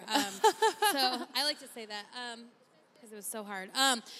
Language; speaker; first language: English; native; English